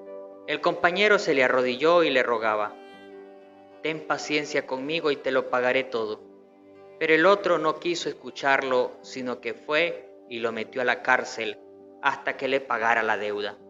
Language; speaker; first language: Spanish; native; Spanish